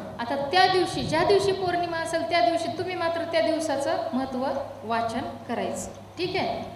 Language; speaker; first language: Marathi; native; Marathi